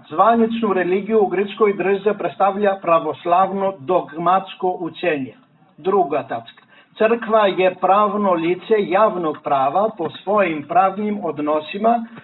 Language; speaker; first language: Serbian; non-native, fluent; Greek